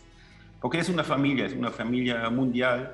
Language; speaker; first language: Spanish; non-native, fluent; German